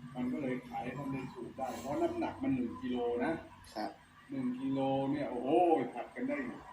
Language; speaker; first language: Thai; native; Thai